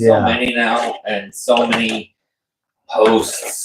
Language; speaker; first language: English; native; English